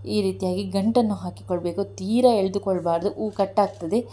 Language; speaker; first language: Kannada; non-native, local second language; Tulu